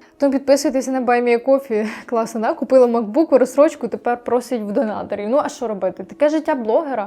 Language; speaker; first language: Ukrainian; non-native, local second language; Russian